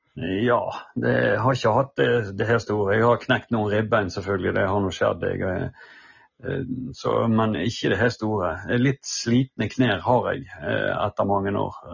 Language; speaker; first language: Norwegian; native; Norwegian